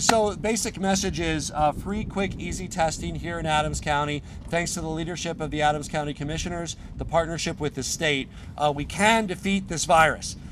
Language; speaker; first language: English; native; English